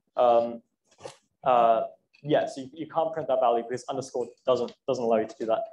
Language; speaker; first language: English; native; English